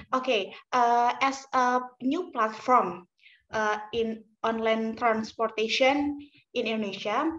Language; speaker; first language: English; non-native, learner; Indonesian